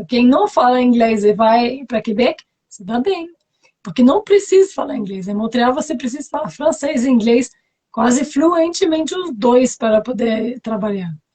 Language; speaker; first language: Portuguese; non-native, fluent; French